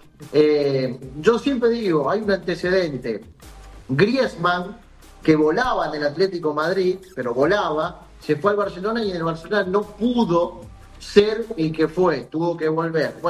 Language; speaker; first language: Spanish; native; Spanish